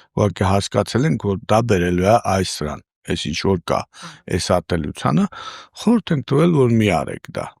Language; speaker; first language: Armenian; native; Armenian